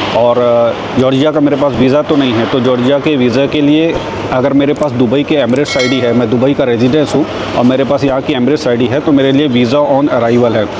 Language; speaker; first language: Hindi; native; Hindi